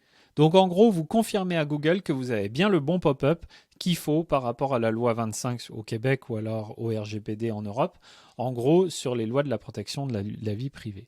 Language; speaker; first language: French; native; French